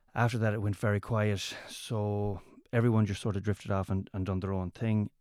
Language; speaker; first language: English; native; English